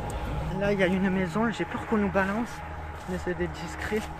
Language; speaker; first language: French; native; French